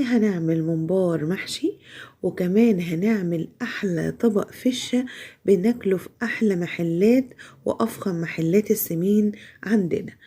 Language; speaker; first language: Arabic; native; Arabic